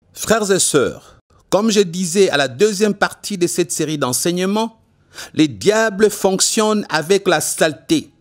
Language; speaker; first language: French; non-native, local second language; Lingala